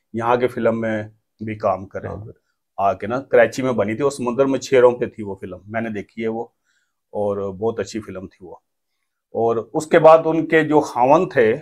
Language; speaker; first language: Urdu; native; Urdu